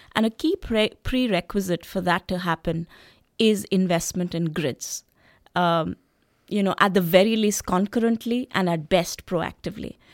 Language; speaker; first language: English; non-native, local second language; Hindi